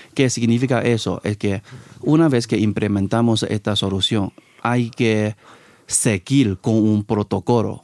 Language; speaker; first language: Spanish; non-native, fluent; Chinese